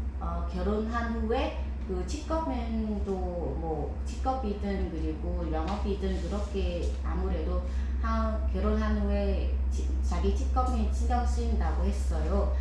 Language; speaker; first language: Korean; non-native, fluent; Vietnamese